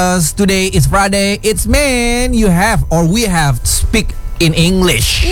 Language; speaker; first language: English; non-native, learner; Indonesian